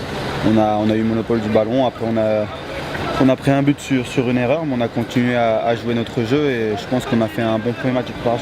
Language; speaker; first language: French; native; French